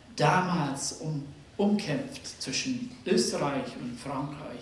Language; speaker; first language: German; non-native, fluent; Nepali